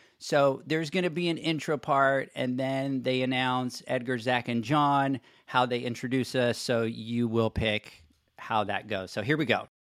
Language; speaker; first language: English; non-native, local second language; Spanish